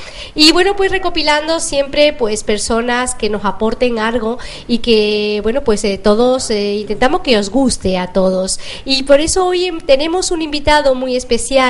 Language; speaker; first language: Spanish; native; Spanish